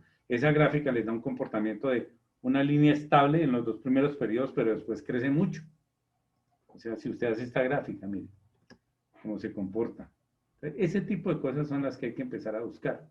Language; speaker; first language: Spanish; native; Spanish